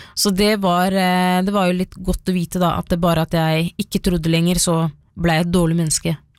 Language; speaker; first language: Norwegian; early bilingual, other home language; Somali